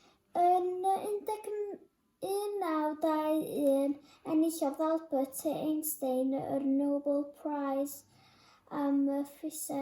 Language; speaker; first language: Welsh; non-native, local second language; English